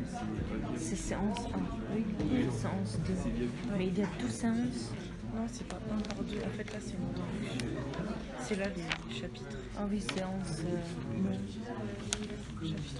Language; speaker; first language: French; non-native, learner; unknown